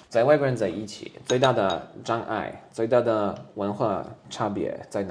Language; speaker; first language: Chinese; non-native, fluent; Polish